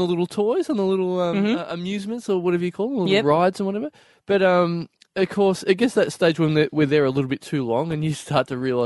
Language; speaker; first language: English; native; English